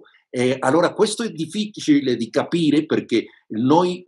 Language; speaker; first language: Italian; non-native, fluent; Spanish